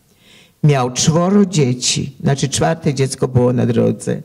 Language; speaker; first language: Polish; early bilingual, heritage; Polish